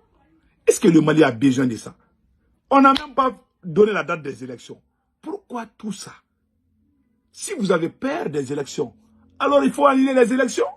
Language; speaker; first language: French; non-native, local second language; Bambara